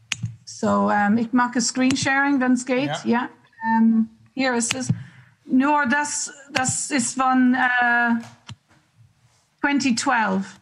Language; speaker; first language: German; non-native, learner; English